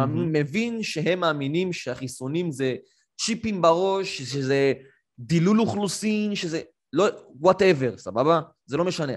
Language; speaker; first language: Hebrew; native; Hebrew